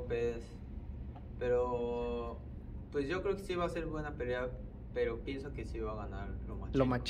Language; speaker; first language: Spanish; non-native, fluent; Japanese